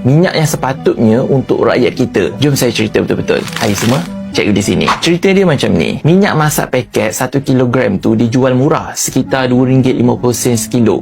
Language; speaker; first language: Malay; native; Malay